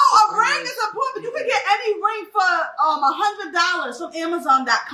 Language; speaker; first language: English; native; English